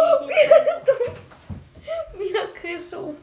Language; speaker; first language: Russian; early bilingual, other home language; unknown